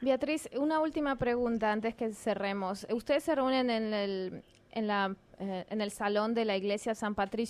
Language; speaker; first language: Spanish; native; Spanish